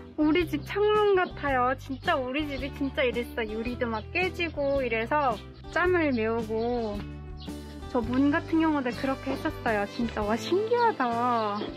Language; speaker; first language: Korean; native; Korean